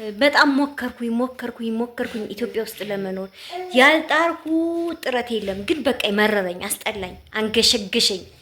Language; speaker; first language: Amharic; native; Amharic